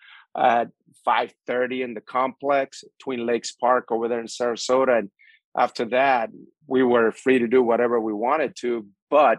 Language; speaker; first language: English; non-native, fluent; Spanish